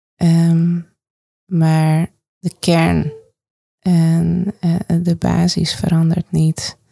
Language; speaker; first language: Dutch; non-native, fluent; Hungarian